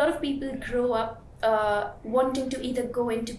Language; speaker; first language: English; non-native, local second language; Hindi